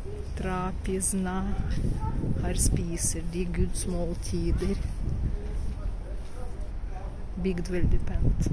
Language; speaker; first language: Norwegian; non-native, fluent; Russian